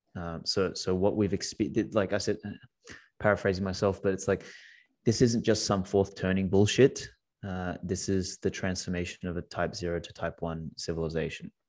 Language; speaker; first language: English; non-native, local second language; Macedonian